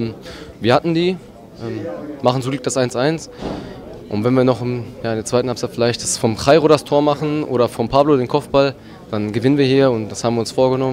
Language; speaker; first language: German; native; German